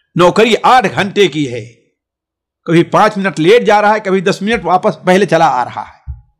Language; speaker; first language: Hindi; native; Hindi